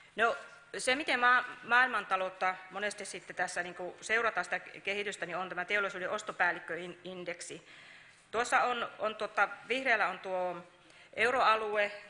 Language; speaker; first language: Finnish; native; Finnish